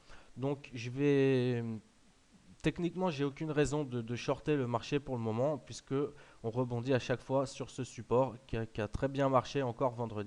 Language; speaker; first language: French; native; French